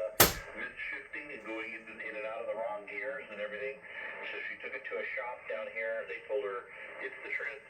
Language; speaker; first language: English; native; English